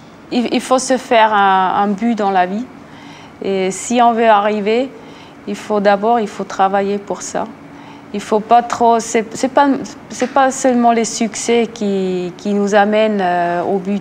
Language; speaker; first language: French; non-native, local second language; Swiss German